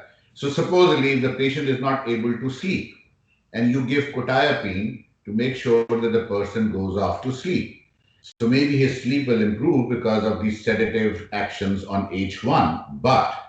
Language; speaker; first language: English; non-native, local second language; Urdu